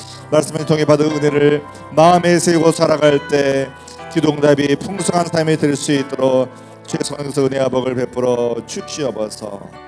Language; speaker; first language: Korean; native; Korean